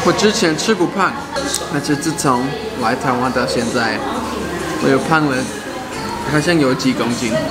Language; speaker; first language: Chinese; non-native, fluent; English